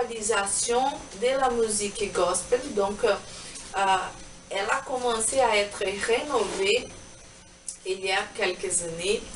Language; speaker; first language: French; non-native, learner; Portuguese